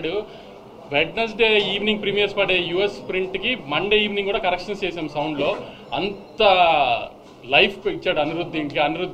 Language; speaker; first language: Telugu; native; Telugu